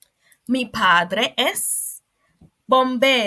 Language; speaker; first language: Spanish; non-native, fluent; English